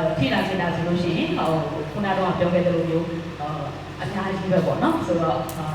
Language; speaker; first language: Burmese; non-native, local second language; Shwe Palaung